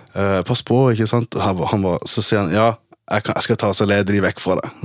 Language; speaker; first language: Norwegian; early bilingual, other home language; German